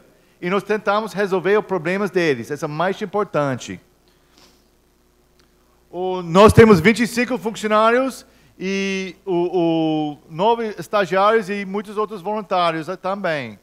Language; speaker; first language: Portuguese; non-native, fluent; English